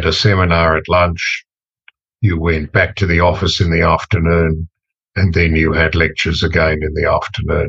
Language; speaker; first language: English; native; English